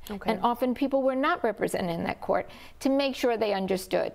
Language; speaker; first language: English; native; English